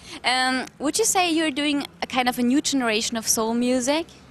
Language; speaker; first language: English; non-native, fluent; German